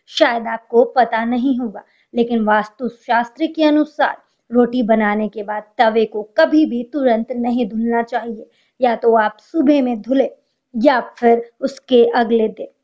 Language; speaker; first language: Hindi; native; Hindi